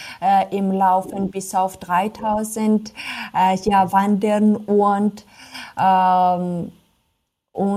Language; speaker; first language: German; non-native, fluent; Georgian